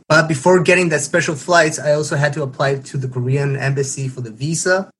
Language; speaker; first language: English; non-native, fluent; Spanish